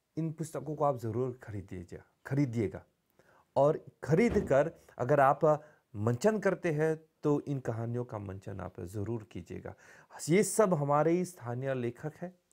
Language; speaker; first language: Hindi; early bilingual, heritage; Bhojpuri